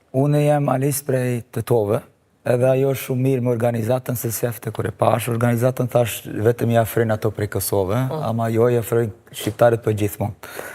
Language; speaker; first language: Albanian; early bilingual, heritage; Albanian